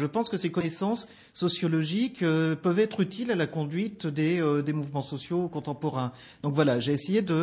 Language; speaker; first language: French; native; French